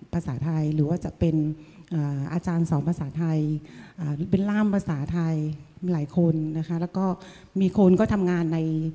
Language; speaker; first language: Thai; non-native, fluent; Vietnamese